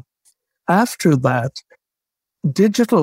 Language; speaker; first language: English; native; English